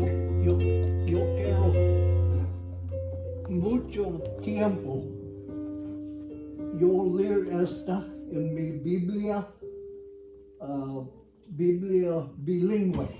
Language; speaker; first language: Spanish; non-native, learner; English